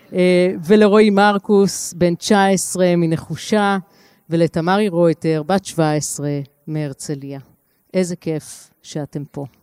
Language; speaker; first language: Hebrew; native; Hebrew